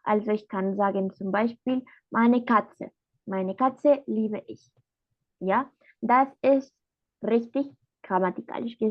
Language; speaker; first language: German; non-native, fluent; Spanish